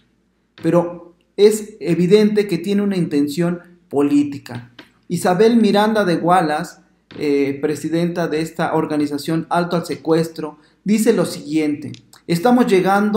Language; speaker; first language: Spanish; native; Spanish